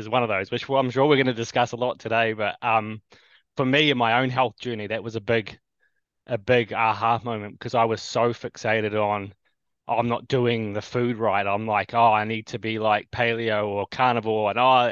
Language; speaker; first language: English; native; English